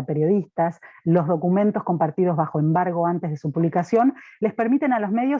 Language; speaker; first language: Spanish; native; Spanish